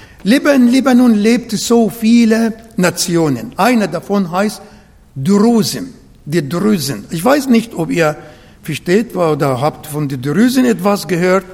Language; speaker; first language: German; non-native, learner; Arabic